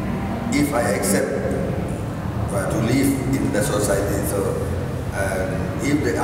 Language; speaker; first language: English; non-native, learner; Thai